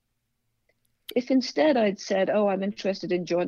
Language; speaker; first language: English; native; English